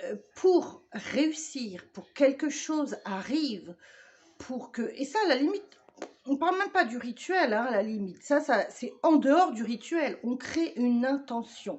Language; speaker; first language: French; native; French